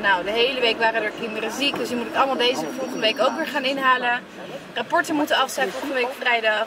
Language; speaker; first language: Dutch; native; Dutch